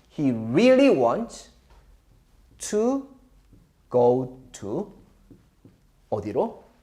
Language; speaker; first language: English; non-native, fluent; Korean